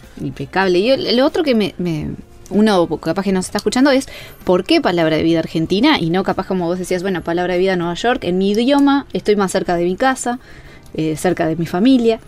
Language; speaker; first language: Spanish; native; Spanish